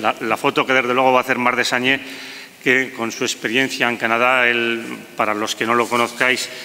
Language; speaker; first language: Spanish; native; Spanish